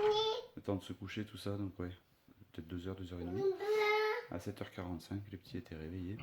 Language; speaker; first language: French; native; French